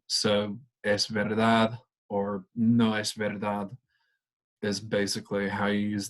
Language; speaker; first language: Spanish; non-native, fluent; English